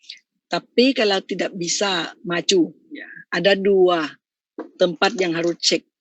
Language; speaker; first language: Indonesian; non-native, fluent; Thai